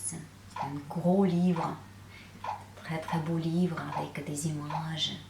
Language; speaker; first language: French; non-native, fluent; Russian